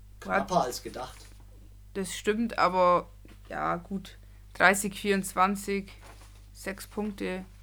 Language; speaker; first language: German; native; German